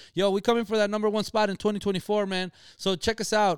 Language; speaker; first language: English; early bilingual, other home language; Spanish